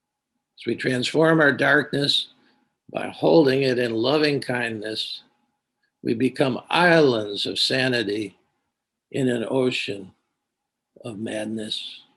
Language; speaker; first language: English; native; English